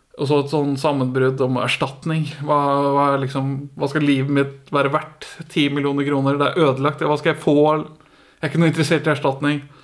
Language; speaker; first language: Norwegian; early bilingual, other home language; Persian